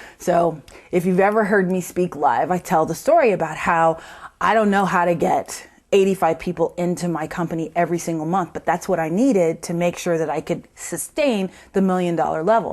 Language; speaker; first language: English; native; English